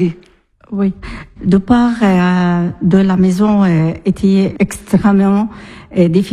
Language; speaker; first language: French; non-native, learner; Arabic